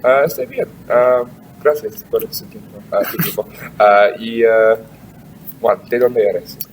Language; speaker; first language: Spanish; non-native, learner; English